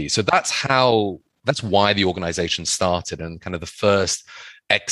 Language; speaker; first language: English; native; English